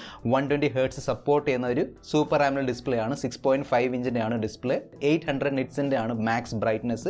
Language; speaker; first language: Malayalam; native; Malayalam